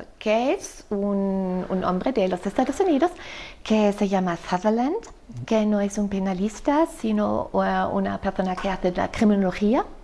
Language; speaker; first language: Spanish; non-native, fluent; German